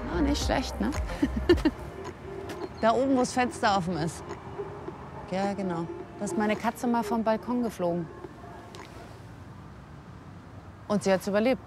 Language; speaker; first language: German; native; German